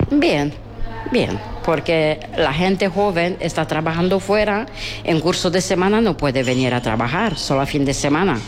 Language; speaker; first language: Spanish; non-native, learner; Romanian